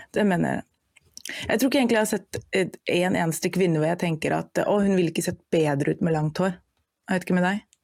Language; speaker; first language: Norwegian; non-native, fluent; German